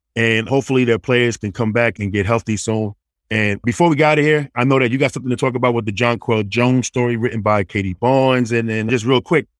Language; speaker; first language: English; native; English